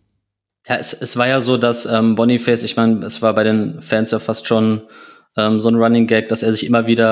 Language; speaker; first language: German; native; German